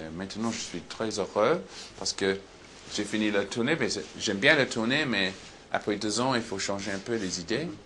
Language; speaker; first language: French; non-native, learner; English